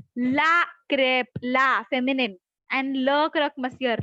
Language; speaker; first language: French; non-native, fluent; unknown